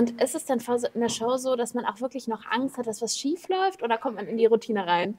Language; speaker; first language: German; native; German